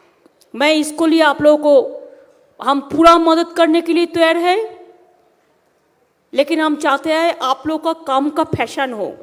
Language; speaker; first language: Hindi; non-native, local second language; Bangla